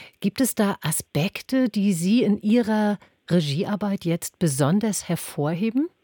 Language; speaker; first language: German; native; German